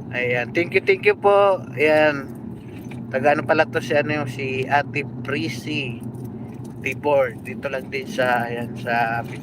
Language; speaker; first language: Filipino; native; Filipino